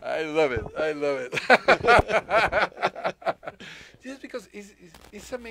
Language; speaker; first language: English; non-native, learner; Spanish